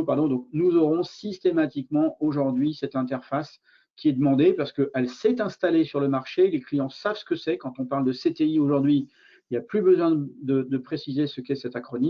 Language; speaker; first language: French; native; French